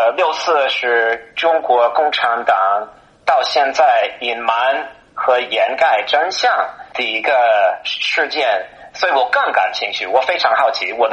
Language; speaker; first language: Chinese; non-native, fluent; English